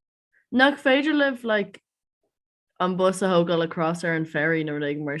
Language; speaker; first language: Irish; non-native, local second language; English